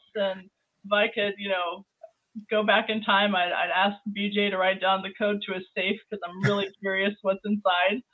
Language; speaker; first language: English; native; English